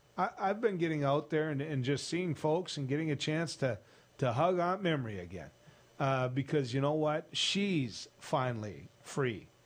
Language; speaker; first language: English; native; English